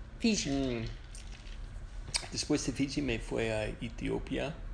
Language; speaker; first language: Spanish; non-native, fluent; English